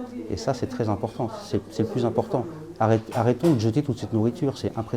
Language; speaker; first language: French; native; French